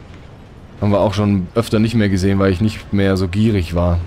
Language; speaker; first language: German; native; German